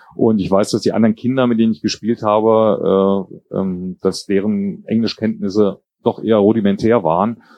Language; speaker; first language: German; native; German